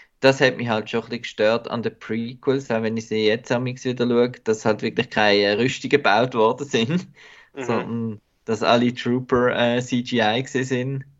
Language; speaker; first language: German; native; German